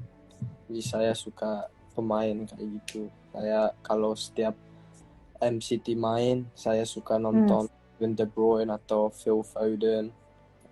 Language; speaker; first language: Indonesian; early bilingual, heritage; English